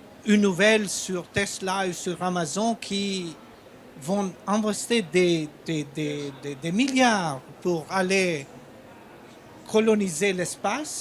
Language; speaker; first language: French; non-native, fluent; Albanian